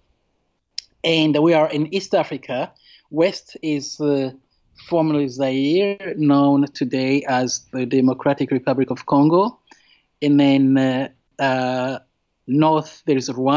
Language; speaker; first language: English; non-native, fluent; Rundi